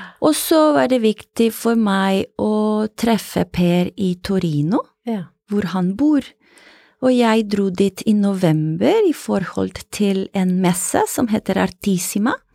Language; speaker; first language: Norwegian; non-native, fluent; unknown